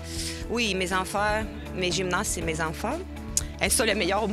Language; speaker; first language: French; non-native, fluent; Russian